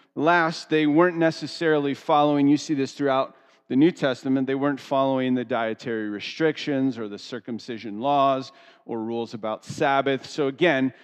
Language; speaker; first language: English; native; English